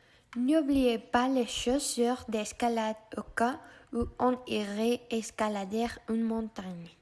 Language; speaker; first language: French; non-native, learner; Spanish